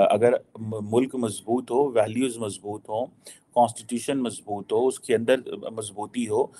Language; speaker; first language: Urdu; native; Urdu